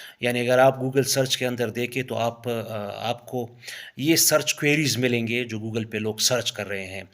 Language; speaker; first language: Urdu; non-native, local second language; Pashto